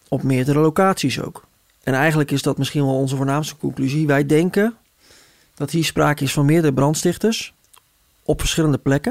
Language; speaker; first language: Dutch; native; Dutch